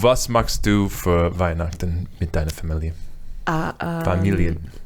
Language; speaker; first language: German; non-native, learner; English